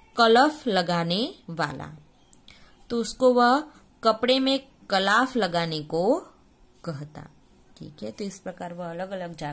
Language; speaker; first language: Hindi; non-native, local second language; Gujarati